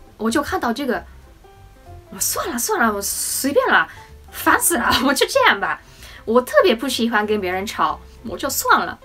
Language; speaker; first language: Chinese; non-native, fluent; Japanese